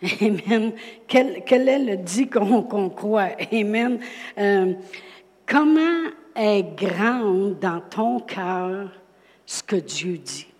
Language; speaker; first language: French; native; French